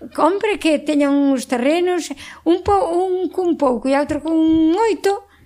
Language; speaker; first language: Galician; native; Galician